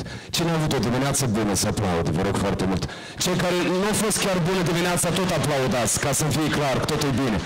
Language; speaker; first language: Romanian; native; Romanian